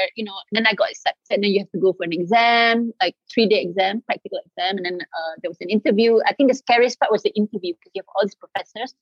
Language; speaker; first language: English; non-native, local second language; Malay